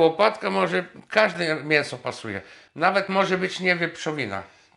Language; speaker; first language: Polish; non-native, fluent; Bulgarian